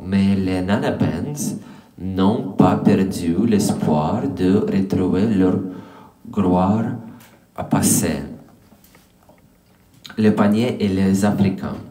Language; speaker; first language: French; non-native, learner; English